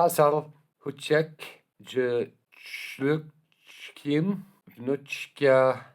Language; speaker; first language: Polish; non-native, learner; English